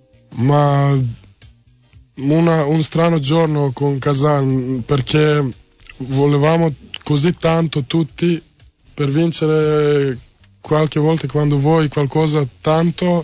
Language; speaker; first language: Italian; non-native, learner; Serbian